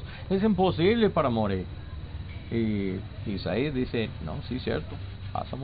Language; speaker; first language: Spanish; non-native, learner; English